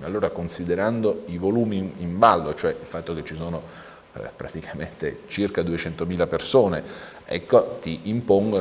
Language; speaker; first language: Italian; native; Italian